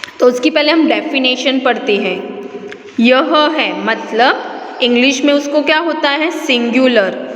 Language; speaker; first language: Hindi; non-native, local second language; Gujarati